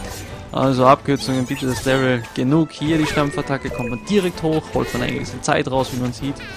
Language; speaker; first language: German; native; German